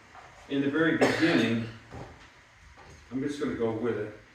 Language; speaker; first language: English; native; English